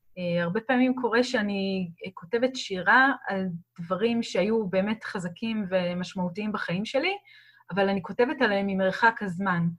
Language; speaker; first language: Hebrew; native; Hebrew